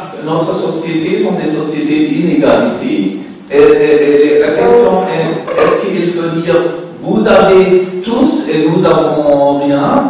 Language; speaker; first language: French; non-native, learner; German